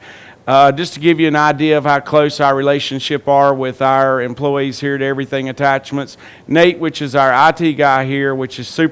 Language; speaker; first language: English; native; English